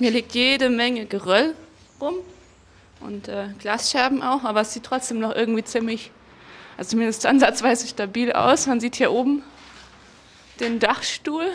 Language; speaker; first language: German; native; German